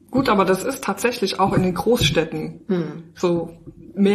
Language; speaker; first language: German; native; German